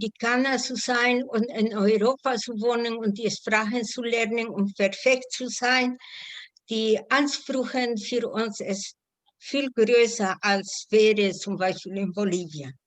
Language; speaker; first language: German; non-native, fluent; Spanish